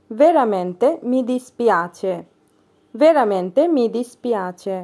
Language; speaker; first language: Italian; non-native, learner; Bangla